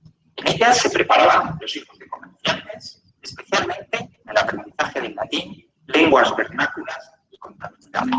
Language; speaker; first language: Spanish; native; Spanish